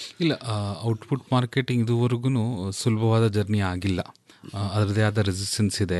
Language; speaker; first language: Kannada; native; Kannada